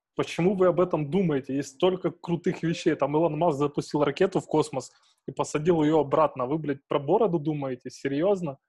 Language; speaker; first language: Russian; native; Russian